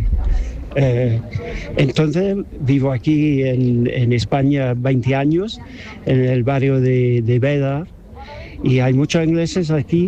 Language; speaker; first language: Spanish; non-native, learner; English